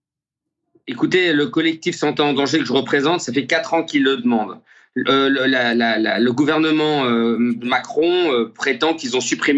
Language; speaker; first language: French; native; French